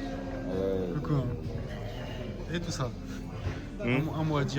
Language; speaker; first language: French; native; French